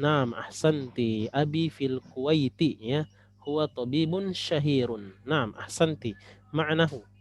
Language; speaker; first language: Arabic; non-native, fluent; Indonesian